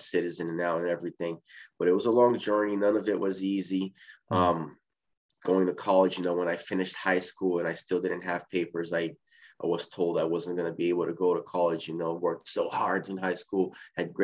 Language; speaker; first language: English; early bilingual, other home language; Portuguese